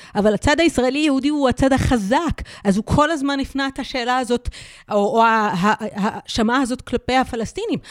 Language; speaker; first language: Hebrew; non-native, local second language; Arabic